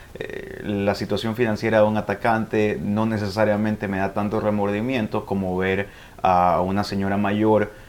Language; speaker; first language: Spanish; early bilingual, heritage; Spanish